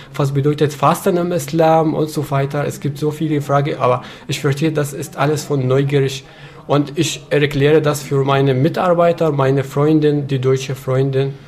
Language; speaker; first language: German; non-native, fluent; Arabic